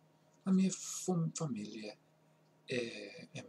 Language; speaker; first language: Italian; non-native, learner; English